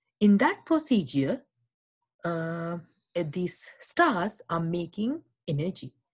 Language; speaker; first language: English; non-native, local second language; Sinhala